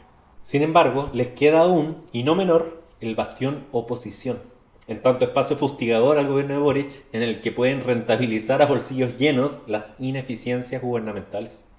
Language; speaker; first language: Spanish; native; Spanish